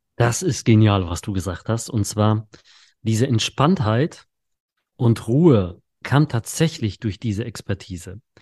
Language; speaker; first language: German; early bilingual, other home language; Polish